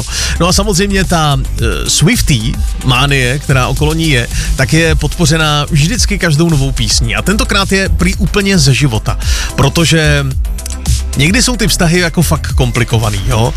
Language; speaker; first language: Czech; native; Czech